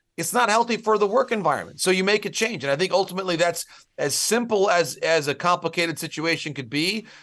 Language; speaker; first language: English; native; English